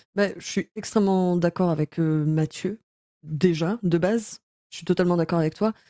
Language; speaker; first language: French; native; French